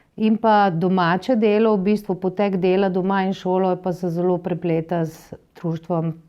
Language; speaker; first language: Slovenian; native; Slovenian